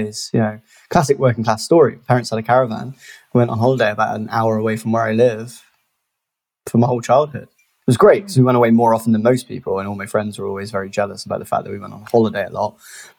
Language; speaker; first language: English; native; English